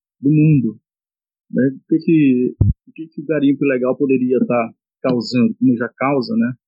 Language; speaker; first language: Portuguese; non-native, local second language; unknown